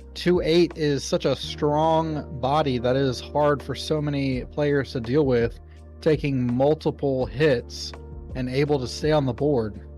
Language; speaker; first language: English; native; English